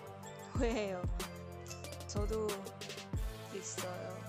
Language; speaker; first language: Korean; non-native, learner; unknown